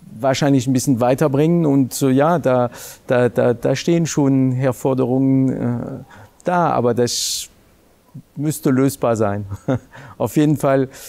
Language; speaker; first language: German; non-native, local second language; French